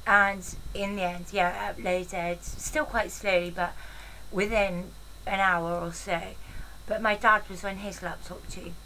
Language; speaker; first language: English; native; English